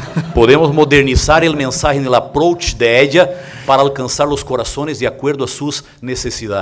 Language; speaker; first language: Portuguese; native; Portuguese